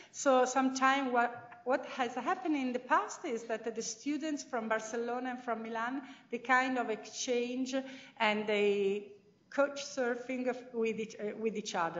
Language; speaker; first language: English; non-native, fluent; Italian